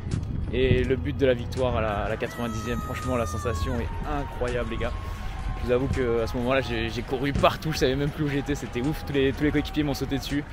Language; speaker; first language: French; native; French